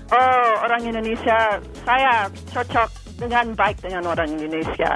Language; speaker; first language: Indonesian; non-native, fluent; English